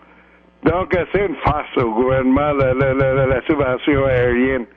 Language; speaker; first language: French; native; French